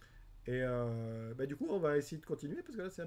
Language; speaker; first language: French; native; French